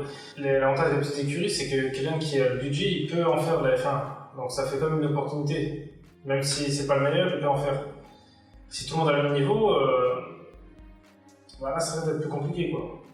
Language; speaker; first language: French; native; French